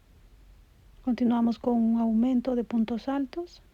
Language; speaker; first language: Spanish; native; Spanish